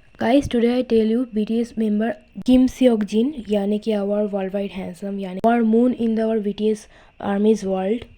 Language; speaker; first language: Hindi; non-native, local second language; Bangla